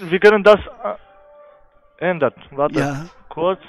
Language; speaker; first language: German; non-native, learner; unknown